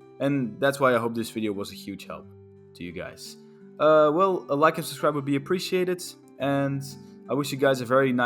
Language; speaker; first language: English; non-native, fluent; Dutch